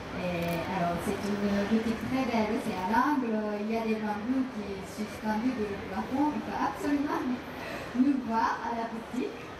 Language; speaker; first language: French; non-native, fluent; Japanese